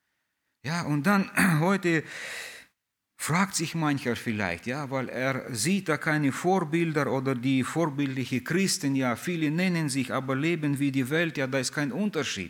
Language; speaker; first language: German; non-native, fluent; Russian